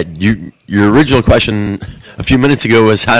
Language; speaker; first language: English; native; English